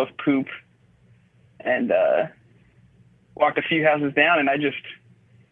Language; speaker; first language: English; native; English